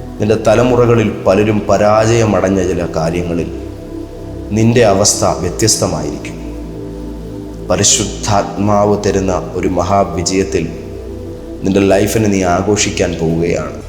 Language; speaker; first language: Malayalam; native; Malayalam